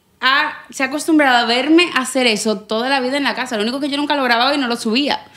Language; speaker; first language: Spanish; native; Spanish